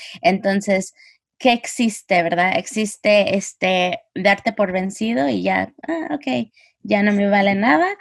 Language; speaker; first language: Spanish; early bilingual, heritage; Spanish